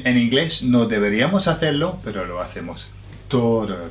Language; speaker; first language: Spanish; non-native, fluent; English